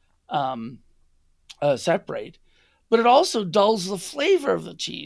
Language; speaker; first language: English; native; English